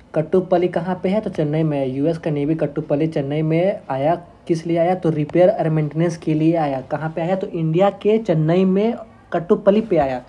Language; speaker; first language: Hindi; native; Hindi